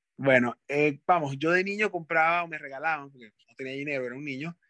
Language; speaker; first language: Spanish; native; Spanish